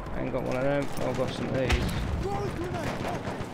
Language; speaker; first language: English; native; English